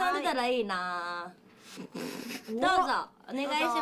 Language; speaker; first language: Japanese; native; Japanese